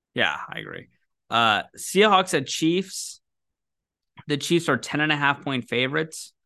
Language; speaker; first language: English; native; English